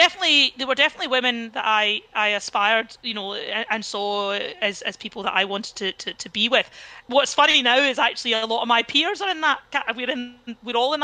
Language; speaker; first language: English; native; English